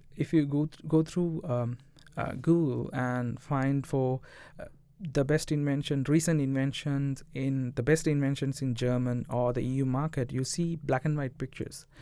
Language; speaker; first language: English; non-native, local second language; Tamil